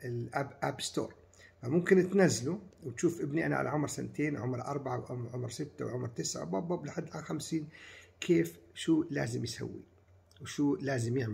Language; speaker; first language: Arabic; native; Arabic